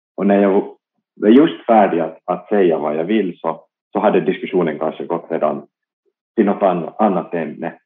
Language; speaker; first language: Swedish; non-native, local second language; Finnish